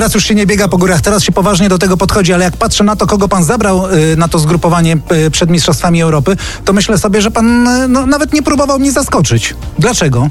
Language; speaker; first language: Polish; native; Polish